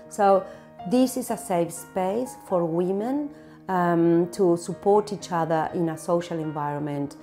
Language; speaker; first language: English; non-native, fluent; Spanish